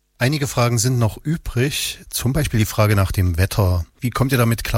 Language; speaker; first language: German; native; German